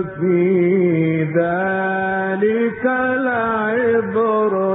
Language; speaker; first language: Arabic; native; Arabic